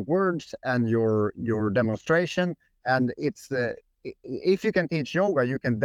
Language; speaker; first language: English; non-native, fluent; Swedish